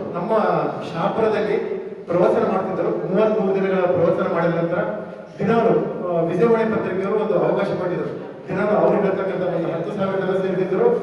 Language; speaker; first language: Kannada; native; Kannada